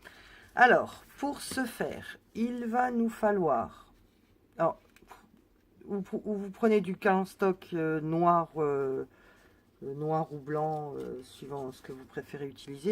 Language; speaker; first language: French; native; French